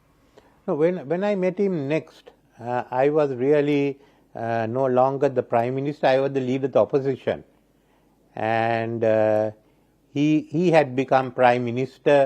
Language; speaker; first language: English; non-native, local second language; Sinhala